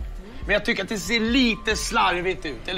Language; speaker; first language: Swedish; native; Swedish